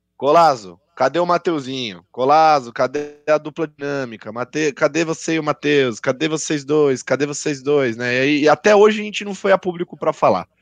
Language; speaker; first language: Portuguese; native; Portuguese